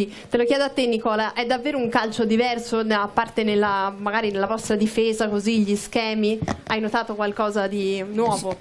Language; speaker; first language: Italian; native; Italian